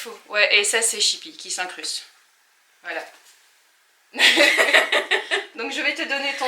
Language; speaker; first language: French; native; French